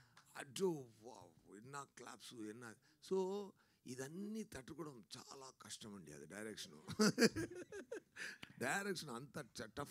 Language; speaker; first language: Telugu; non-native, learner; Tamil